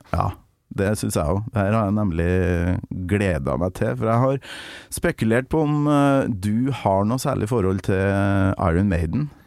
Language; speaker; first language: Norwegian; native; Norwegian